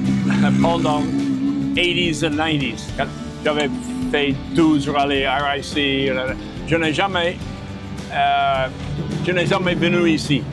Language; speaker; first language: French; non-native, learner; English